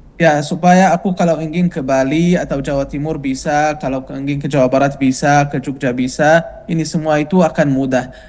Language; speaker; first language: Indonesian; non-native, fluent; Arabic